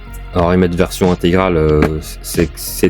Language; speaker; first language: French; native; French